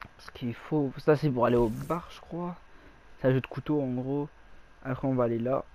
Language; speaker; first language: French; native; French